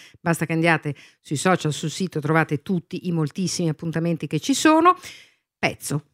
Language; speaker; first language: Italian; native; Italian